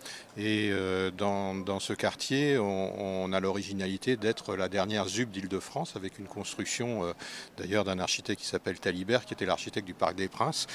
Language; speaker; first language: French; native; French